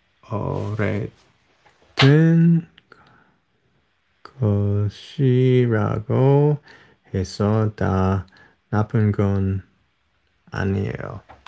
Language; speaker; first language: Korean; non-native, learner; English